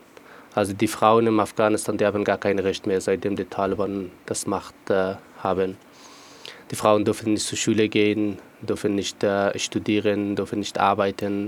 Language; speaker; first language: German; non-native, fluent; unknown